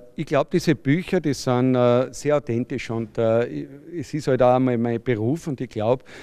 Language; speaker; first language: German; native; German